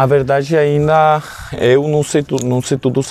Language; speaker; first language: Portuguese; non-native, learner; Spanish